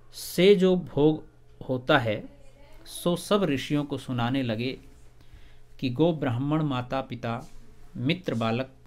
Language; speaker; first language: Hindi; native; Hindi